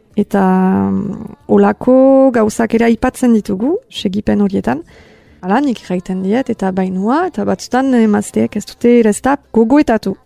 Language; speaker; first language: Basque; native; Basque